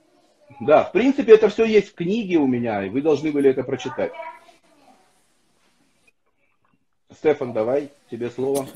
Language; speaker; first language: Russian; native; Russian